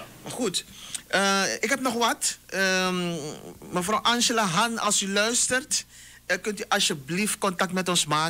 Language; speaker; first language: Dutch; native; Dutch